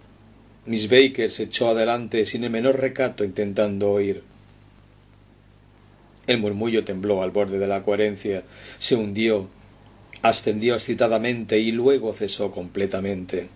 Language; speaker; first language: Spanish; native; Spanish